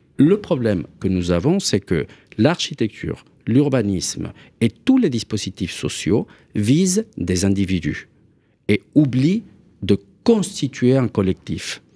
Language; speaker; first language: French; non-native, fluent; Spanish